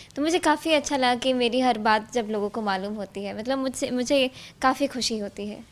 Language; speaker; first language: Hindi; native; Hindi